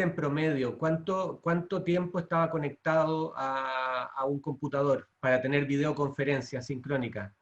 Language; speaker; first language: Spanish; native; Spanish